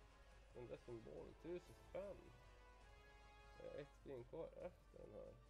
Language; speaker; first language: Swedish; native; Swedish